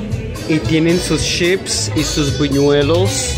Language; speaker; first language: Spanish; early bilingual, heritage; Spanish